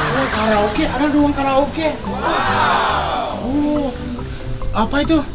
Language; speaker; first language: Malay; non-native, fluent; Japanese